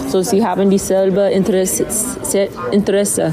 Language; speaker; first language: German; non-native, learner; English